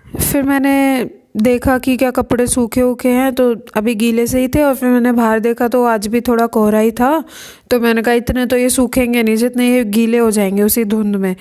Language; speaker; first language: Hindi; native; Hindi